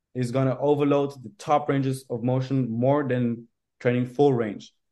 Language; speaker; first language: English; non-native, fluent; German